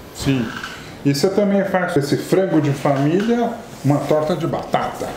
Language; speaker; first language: Portuguese; native; Portuguese